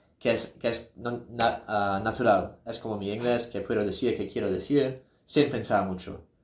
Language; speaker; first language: Spanish; non-native, learner; English